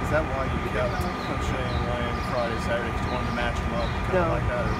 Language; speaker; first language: English; native; English